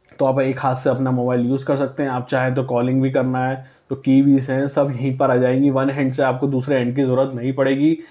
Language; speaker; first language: Hindi; native; Hindi